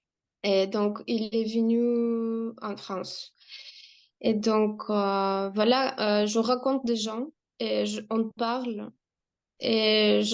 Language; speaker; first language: French; non-native, fluent; Russian